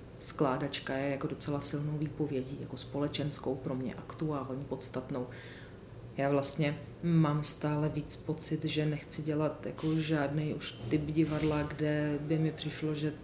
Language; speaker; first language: Czech; native; Czech